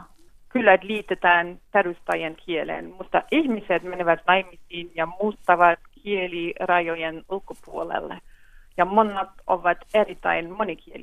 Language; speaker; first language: Finnish; non-native, fluent; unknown